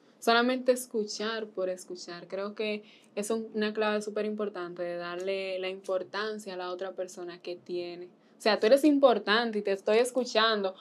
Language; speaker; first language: Spanish; native; Spanish